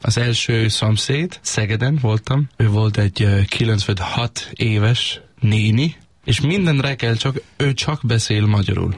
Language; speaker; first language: Hungarian; non-native, learner; Danish